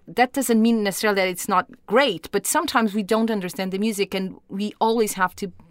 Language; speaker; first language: English; non-native, fluent; Portuguese